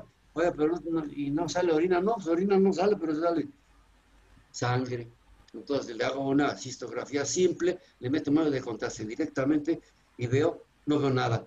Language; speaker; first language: Spanish; native; Spanish